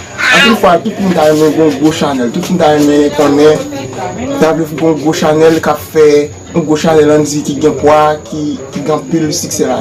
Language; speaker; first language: French; non-native, learner; Haitian Creole